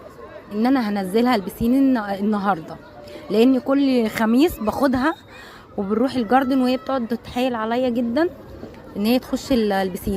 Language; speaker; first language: Arabic; native; Arabic